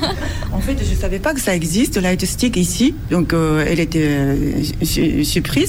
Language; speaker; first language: French; non-native, fluent; Japanese